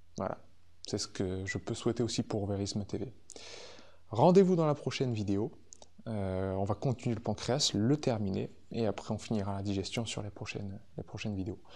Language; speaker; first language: French; native; French